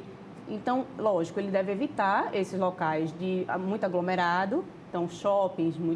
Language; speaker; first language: Portuguese; native; Portuguese